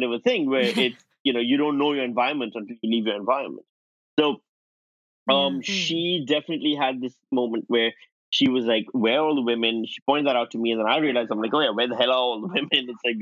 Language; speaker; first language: English; non-native, local second language; Urdu